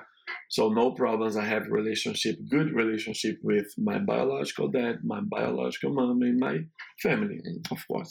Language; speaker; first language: English; non-native, learner; Portuguese